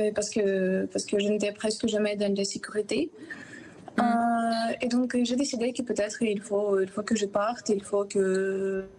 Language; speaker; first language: French; non-native, fluent; Ukrainian